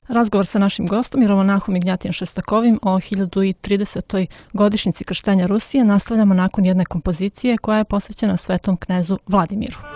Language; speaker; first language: Serbian; native; Serbian